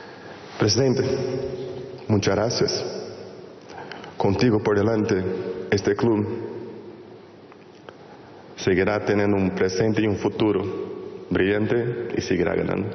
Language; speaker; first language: Spanish; non-native, fluent; Portuguese